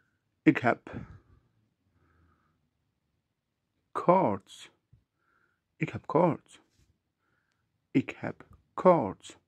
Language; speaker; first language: Dutch; non-native, learner; Turkish